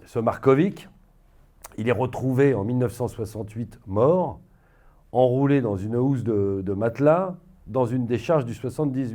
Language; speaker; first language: French; native; French